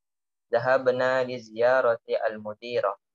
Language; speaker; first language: Arabic; non-native, fluent; Indonesian